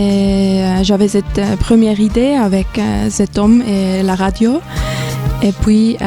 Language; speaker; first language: French; non-native, fluent; German